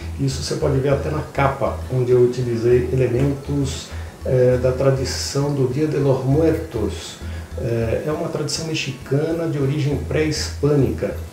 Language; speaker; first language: Portuguese; native; Portuguese